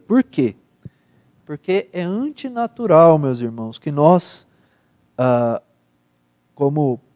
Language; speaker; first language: Portuguese; native; Portuguese